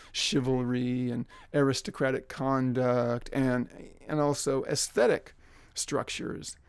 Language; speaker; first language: English; native; English